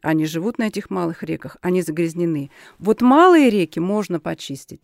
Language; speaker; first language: Russian; native; Russian